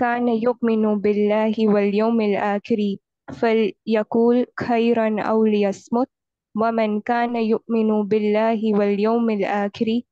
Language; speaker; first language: Arabic; non-native, learner; Urdu